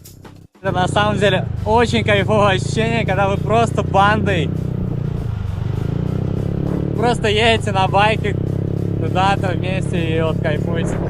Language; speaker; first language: Russian; native; Russian